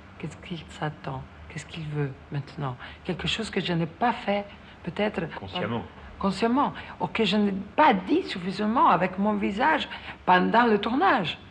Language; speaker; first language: French; non-native, fluent; Italian